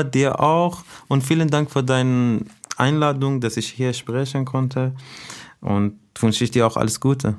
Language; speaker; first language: German; non-native, fluent; Persian